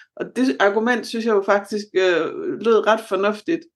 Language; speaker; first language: Danish; native; Danish